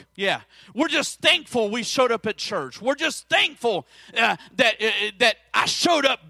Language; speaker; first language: English; native; English